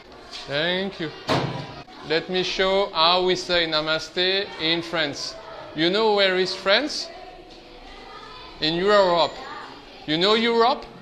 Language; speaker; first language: English; non-native, learner; French